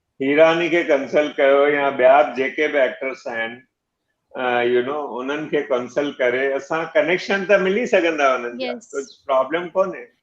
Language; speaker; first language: Sindhi; early bilingual, heritage; Sindhi